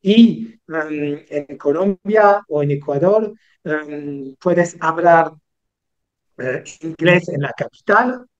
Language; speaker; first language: Spanish; non-native, learner; French